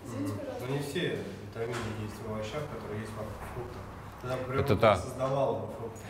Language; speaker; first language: Russian; native; Russian